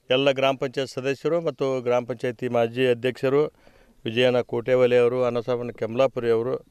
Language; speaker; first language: Kannada; native; Kannada